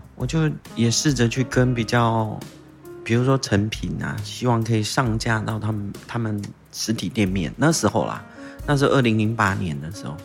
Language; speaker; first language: Chinese; non-native, local second language; Min Nan Chinese